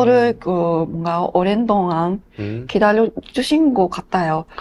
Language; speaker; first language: Korean; non-native, learner; Japanese